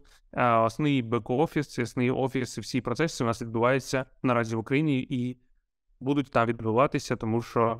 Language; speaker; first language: Ukrainian; non-native, local second language; Russian